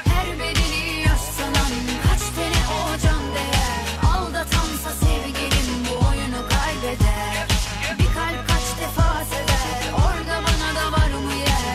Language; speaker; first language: Turkish; native; Turkish